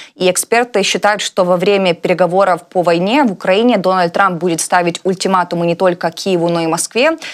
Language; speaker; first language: Russian; non-native, local second language; Ukrainian